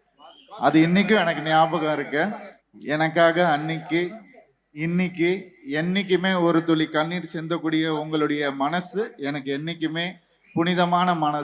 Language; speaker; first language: Tamil; native; Tamil